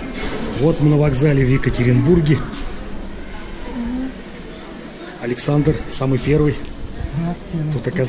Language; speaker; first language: Russian; native; Russian